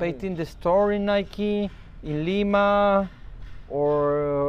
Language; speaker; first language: English; non-native, learner; Spanish